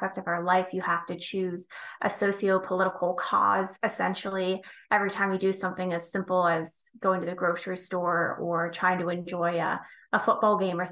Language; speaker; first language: English; native; English